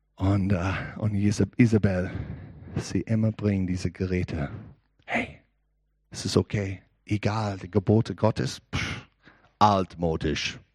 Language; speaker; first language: German; non-native, learner; English